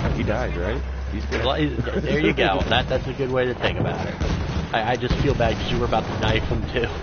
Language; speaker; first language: English; native; English